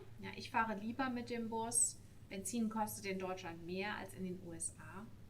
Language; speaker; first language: German; non-native, fluent; English